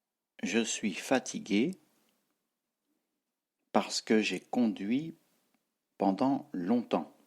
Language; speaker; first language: French; non-native, fluent; Tibetan